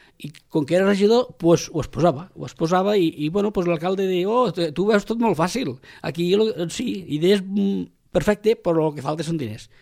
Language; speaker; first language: Catalan; non-native, local second language; Spanish